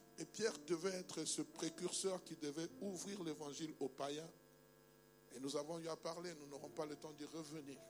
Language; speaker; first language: French; non-native, local second language; Luba-Lulua